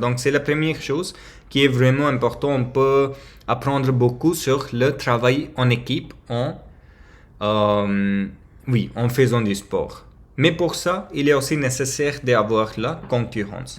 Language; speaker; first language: French; non-native, learner; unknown